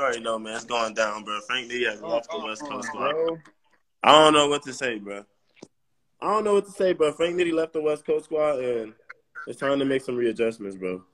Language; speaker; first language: English; native; English